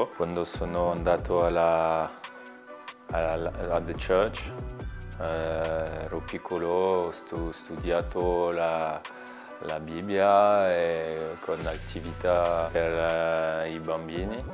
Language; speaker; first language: Italian; non-native, learner; French